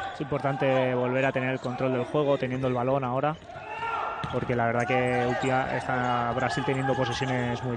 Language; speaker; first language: Spanish; native; Spanish